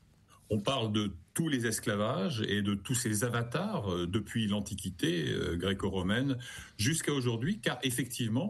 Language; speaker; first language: French; native; French